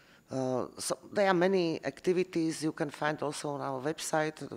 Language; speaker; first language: English; non-native, fluent; Slovak